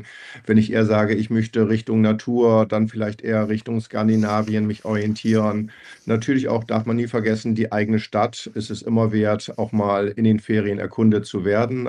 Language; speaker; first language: German; native; German